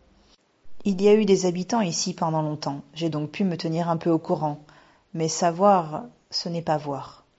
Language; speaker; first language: French; native; French